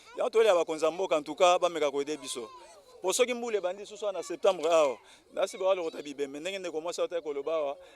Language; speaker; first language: Lingala; native; Lingala